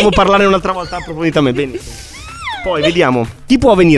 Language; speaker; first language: Italian; native; Italian